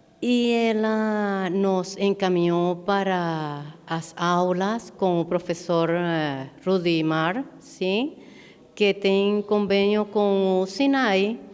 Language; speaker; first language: Portuguese; non-native, fluent; Spanish